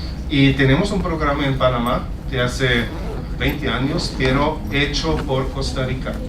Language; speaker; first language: Spanish; non-native, fluent; German